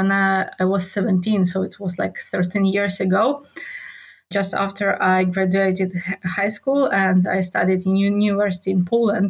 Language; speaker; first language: English; non-native, fluent; Ukrainian